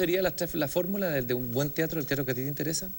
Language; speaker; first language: Spanish; native; Spanish